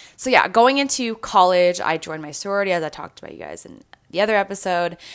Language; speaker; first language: English; native; English